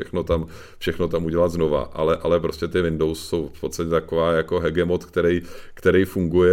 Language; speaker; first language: Czech; native; Czech